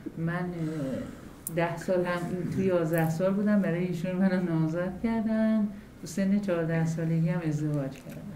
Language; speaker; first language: Persian; early bilingual, other home language; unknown